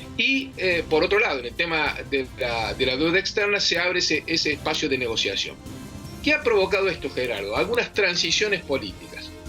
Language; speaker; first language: Spanish; native; Spanish